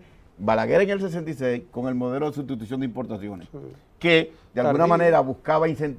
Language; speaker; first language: Spanish; native; Spanish